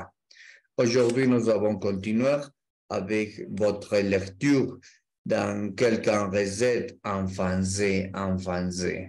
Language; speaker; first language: French; non-native, learner; Spanish